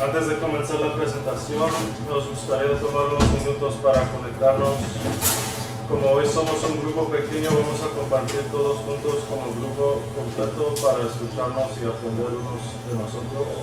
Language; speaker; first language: Spanish; early bilingual, heritage; Spanish